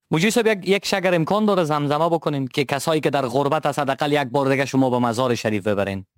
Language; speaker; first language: Persian; native; Persian